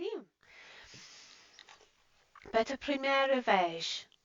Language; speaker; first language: Portuguese; non-native, learner; English